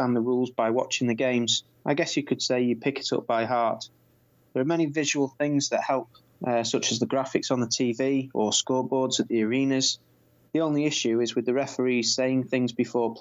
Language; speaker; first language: English; non-native, fluent; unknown